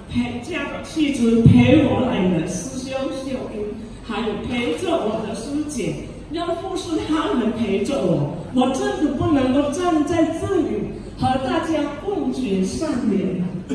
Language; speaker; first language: Chinese; early bilingual, heritage; Chinese